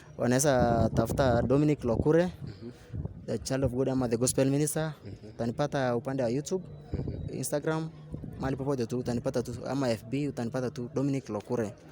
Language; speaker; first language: Swahili; non-native, local second language; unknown